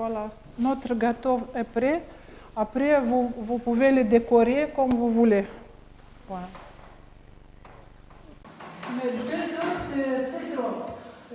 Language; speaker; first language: French; non-native, learner; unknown